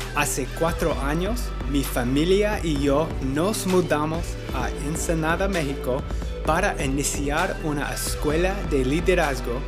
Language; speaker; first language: Spanish; non-native, fluent; English